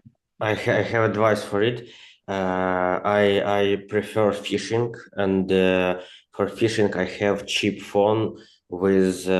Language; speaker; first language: English; non-native, learner; Ukrainian